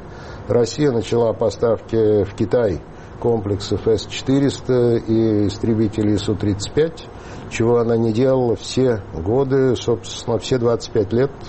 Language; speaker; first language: Russian; native; Russian